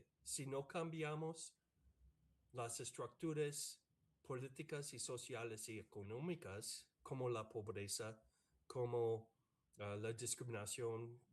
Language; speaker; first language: Spanish; non-native, fluent; English